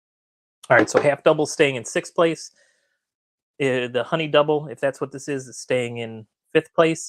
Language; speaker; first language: English; native; English